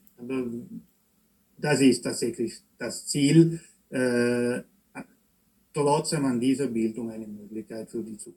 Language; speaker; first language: German; non-native, fluent; Italian